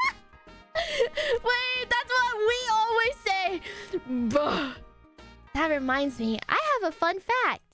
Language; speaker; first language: English; native; English